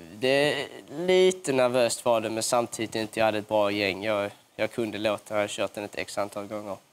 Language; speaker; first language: Swedish; native; Swedish